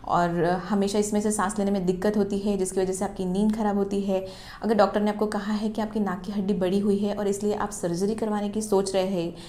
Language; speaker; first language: Hindi; non-native, local second language; Marathi